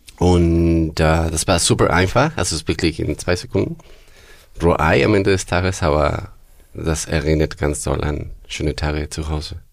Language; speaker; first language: German; non-native, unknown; Spanish